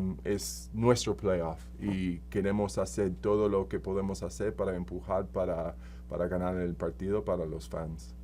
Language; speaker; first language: Spanish; early bilingual, heritage; Spanish